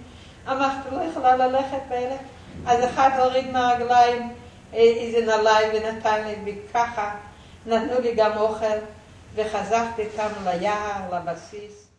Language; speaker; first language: Hebrew; non-native, fluent; Yiddish